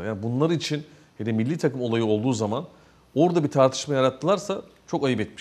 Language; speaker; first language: Turkish; native; Turkish